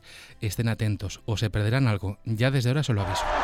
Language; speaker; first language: Spanish; native; Spanish